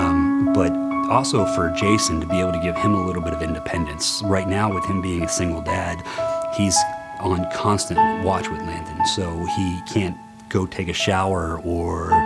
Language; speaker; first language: English; native; English